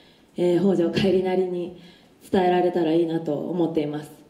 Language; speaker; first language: Japanese; native; Japanese